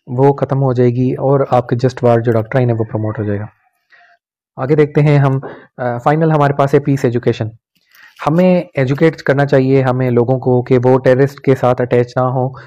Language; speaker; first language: Urdu; non-native, local second language; Punjabi